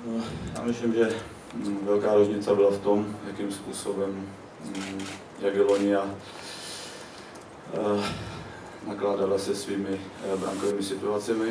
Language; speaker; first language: Polish; non-native, learner; Czech